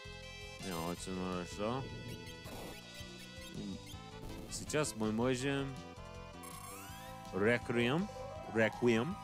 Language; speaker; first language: Russian; non-native, learner; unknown